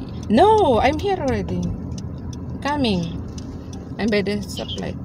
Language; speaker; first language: English; non-native, local second language; Filipino